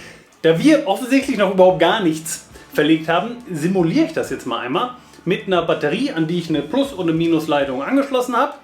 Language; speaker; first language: German; native; German